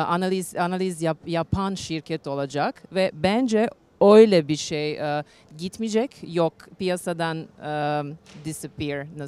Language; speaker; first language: Turkish; non-native, learner; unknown